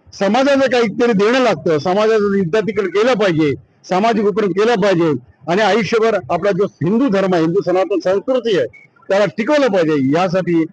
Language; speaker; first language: Marathi; non-native, local second language; Hindi